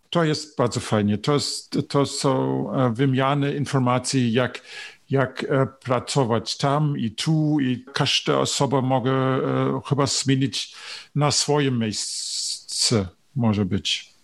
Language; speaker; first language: Polish; non-native, learner; German